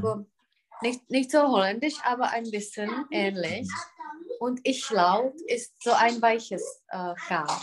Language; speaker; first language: German; non-native, fluent; Czech